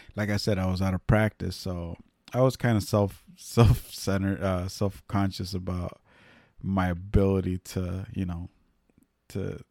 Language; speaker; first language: English; early bilingual, other home language; Spanish